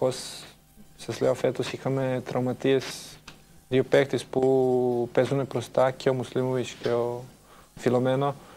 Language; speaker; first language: Greek; non-native, fluent; Serbian